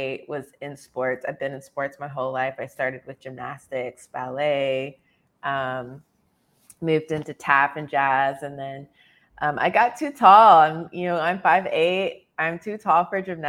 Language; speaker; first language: English; native; English